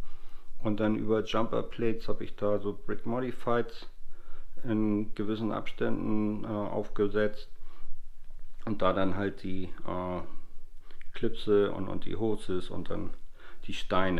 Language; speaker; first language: German; native; German